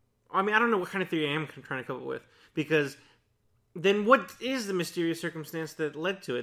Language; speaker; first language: English; early bilingual, other home language; Spanish